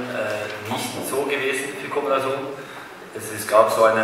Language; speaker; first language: German; non-native, fluent; Norwegian